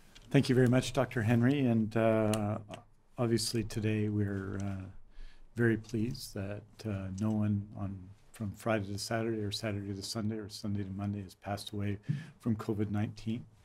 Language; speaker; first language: English; native; English